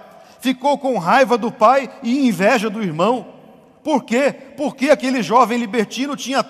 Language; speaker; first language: Portuguese; native; Portuguese